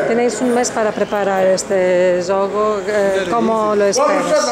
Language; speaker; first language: Portuguese; non-native, learner; Spanish